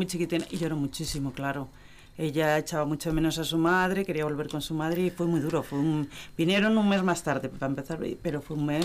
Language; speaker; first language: Spanish; native; Spanish